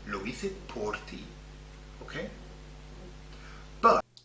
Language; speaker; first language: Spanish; non-native, fluent; English